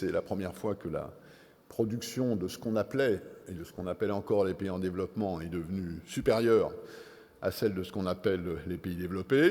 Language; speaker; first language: French; native; French